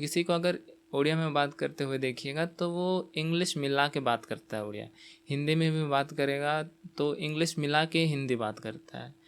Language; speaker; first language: Hindi; non-native, local second language; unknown